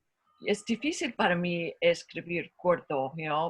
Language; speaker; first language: Spanish; non-native, learner; English